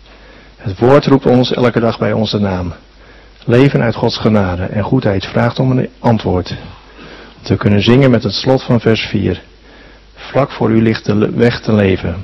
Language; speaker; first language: Dutch; native; Dutch